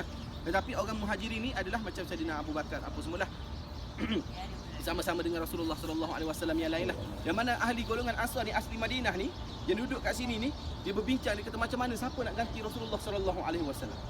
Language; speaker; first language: Malay; native; Malay